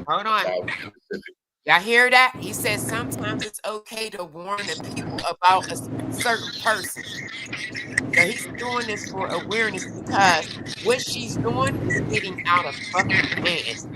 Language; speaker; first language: English; native; English